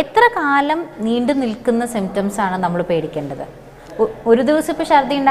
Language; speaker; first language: Malayalam; native; Malayalam